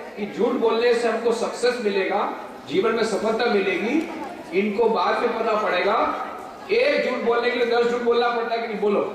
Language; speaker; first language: Hindi; non-native, local second language; Gujarati